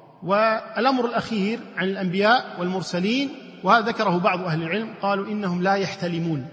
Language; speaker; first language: Arabic; native; Arabic